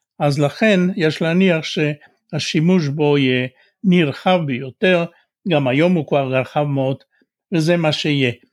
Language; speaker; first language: Hebrew; non-native, fluent; Bulgarian